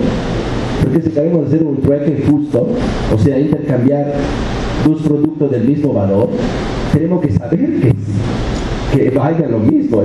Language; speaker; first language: Spanish; non-native, fluent; Italian